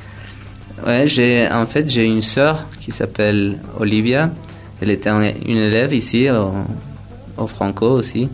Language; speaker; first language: French; non-native, fluent; Spanish